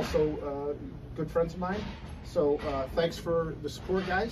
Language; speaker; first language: English; native; English